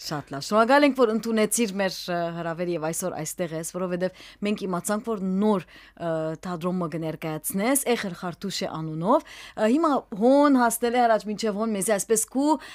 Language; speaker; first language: Armenian; early bilingual, heritage; Armenian